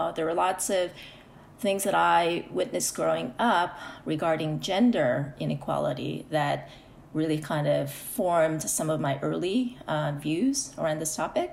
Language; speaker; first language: English; early bilingual, other home language; Korean